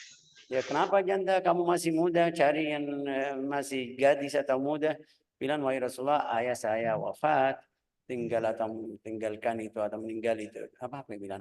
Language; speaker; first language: Indonesian; non-native, fluent; Arabic